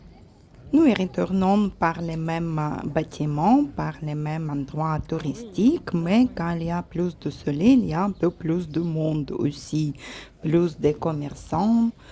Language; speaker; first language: French; non-native, fluent; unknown